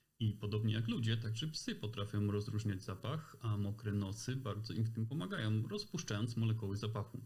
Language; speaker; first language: Polish; native; Polish